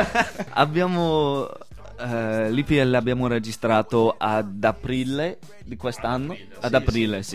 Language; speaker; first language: Italian; non-native, fluent; English